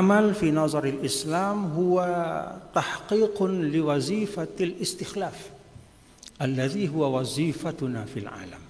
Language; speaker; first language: Arabic; non-native, fluent; Sasak